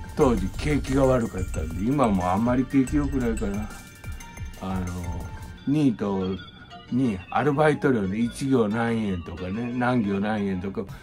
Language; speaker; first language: Japanese; native; Japanese